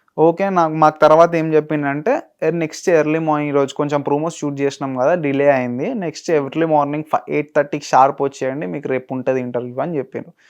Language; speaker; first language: Telugu; native; Telugu